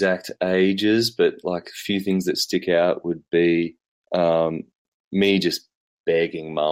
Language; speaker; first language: English; native; English